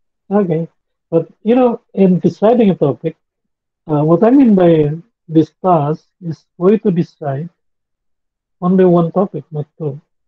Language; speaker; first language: English; non-native, fluent; Indonesian